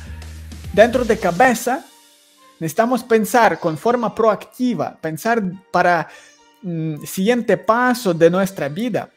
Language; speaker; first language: Spanish; non-native, learner; Ukrainian